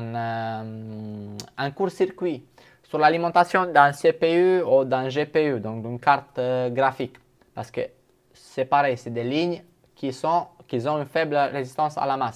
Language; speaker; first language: French; non-native, fluent; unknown